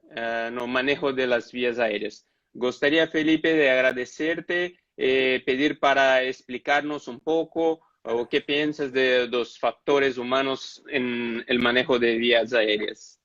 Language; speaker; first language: Spanish; non-native, fluent; Portuguese